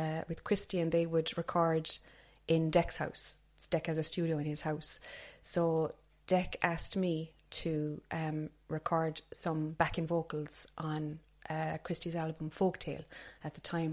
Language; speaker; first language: English; native; English